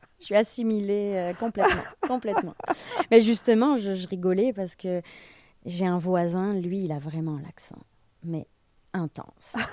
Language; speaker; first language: French; native; French